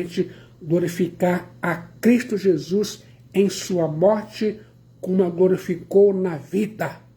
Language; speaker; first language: Portuguese; native; Portuguese